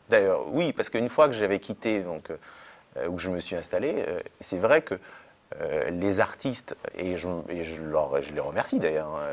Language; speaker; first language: French; native; French